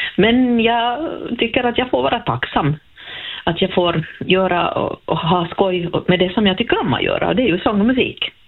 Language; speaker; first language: Swedish; native; Swedish